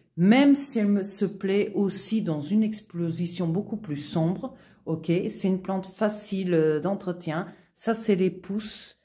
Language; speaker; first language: French; non-native, fluent; Portuguese